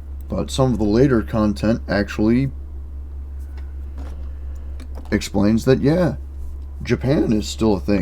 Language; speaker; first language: English; native; English